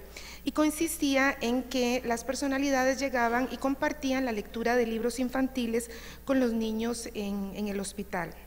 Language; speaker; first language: Spanish; native; Spanish